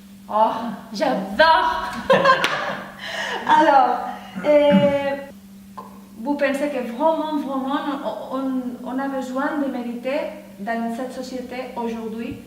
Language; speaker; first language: French; non-native, learner; Spanish